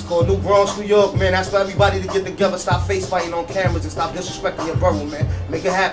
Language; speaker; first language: English; native; English